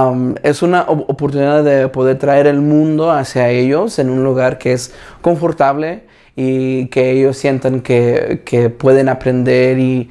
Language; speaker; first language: Spanish; early bilingual, other home language; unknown